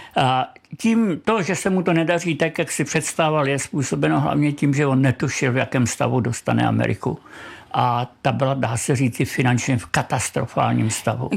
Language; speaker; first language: Czech; native; Czech